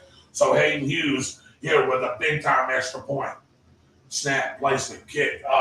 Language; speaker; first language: English; native; English